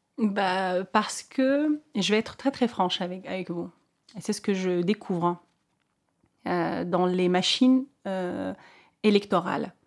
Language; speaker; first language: French; non-native, local second language; Arabic